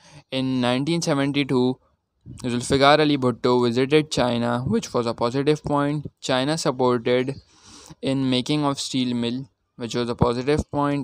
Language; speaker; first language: English; non-native, local second language; Urdu